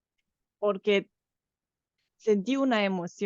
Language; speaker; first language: Spanish; non-native, fluent; Romanian